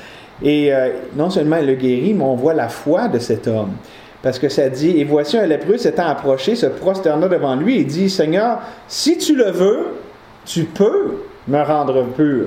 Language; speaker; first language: French; native; French